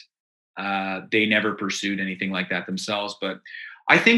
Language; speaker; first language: English; native; English